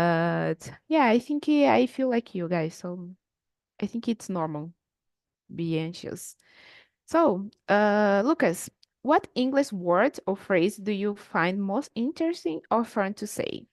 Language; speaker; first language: English; non-native, learner; Portuguese